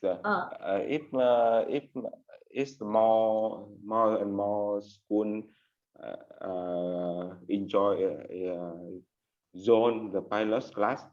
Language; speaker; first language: English; non-native, learner; Vietnamese